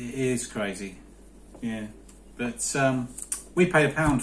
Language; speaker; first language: English; native; English